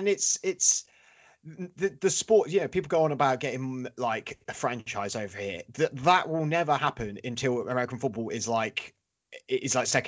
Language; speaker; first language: English; native; English